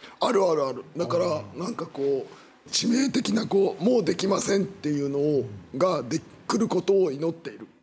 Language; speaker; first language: Japanese; native; Japanese